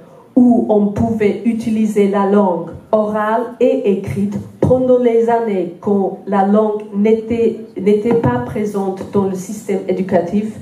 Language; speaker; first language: French; non-native, fluent; Welsh